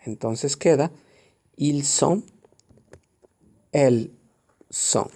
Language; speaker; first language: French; non-native, fluent; Spanish